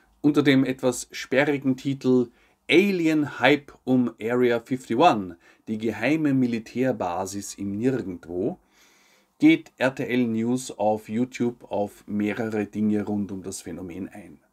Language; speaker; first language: German; native; German